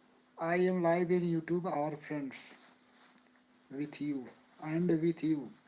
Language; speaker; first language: English; non-native, learner; Hindi